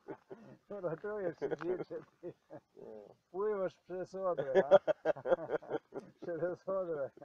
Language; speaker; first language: Polish; non-native, learner; Croatian